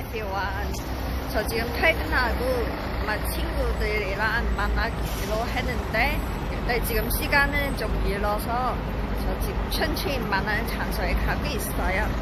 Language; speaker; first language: Korean; non-native, fluent; Cantonese